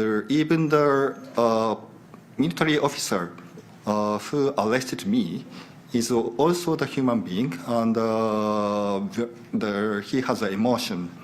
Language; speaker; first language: English; non-native, learner; Japanese